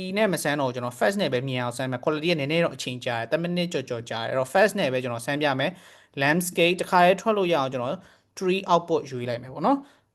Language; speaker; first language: Burmese; native; Burmese